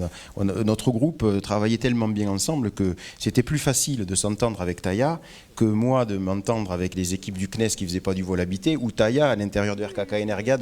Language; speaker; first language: French; native; French